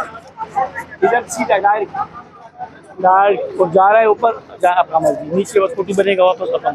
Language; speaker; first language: Hindi; non-native, learner; Baluchi